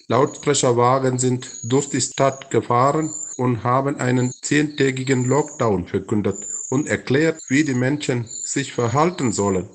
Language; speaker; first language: German; non-native, fluent; Malayalam